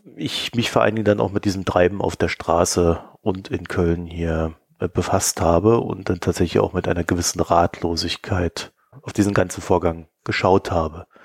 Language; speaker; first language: German; native; German